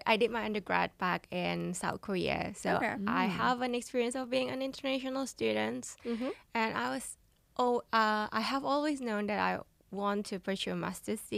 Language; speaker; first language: English; non-native, fluent; Indonesian